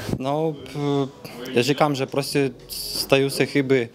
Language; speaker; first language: Czech; non-native, fluent; Ukrainian